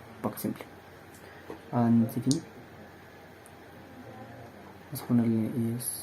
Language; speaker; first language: French; non-native, learner; Spanish